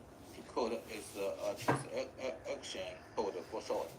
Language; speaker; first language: English; non-native, learner; Chinese